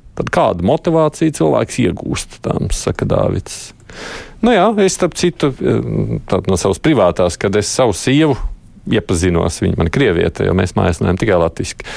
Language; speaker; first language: Latvian; native; Latvian